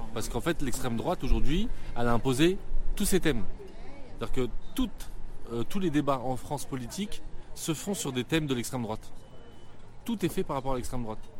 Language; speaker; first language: French; native; French